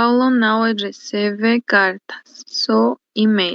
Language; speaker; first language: Portuguese; non-native, learner; Spanish